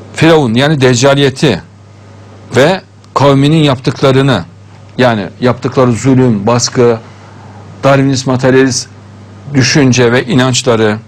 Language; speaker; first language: Turkish; native; Turkish